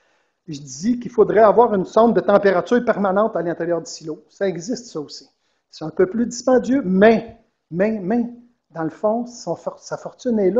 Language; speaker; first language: French; native; French